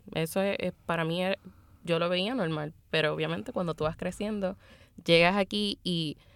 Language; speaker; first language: Spanish; native; Spanish